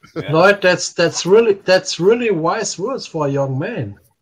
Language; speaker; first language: English; non-native, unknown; German